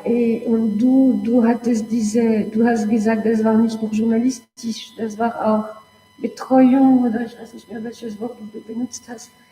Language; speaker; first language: German; non-native, local second language; French